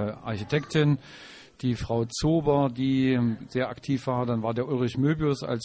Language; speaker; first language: German; native; German